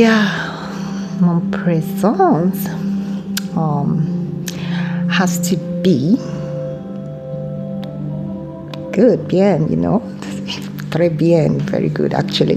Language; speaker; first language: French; non-native, learner; English